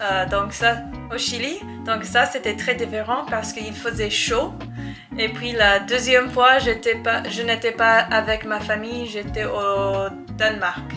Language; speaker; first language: French; non-native, fluent; English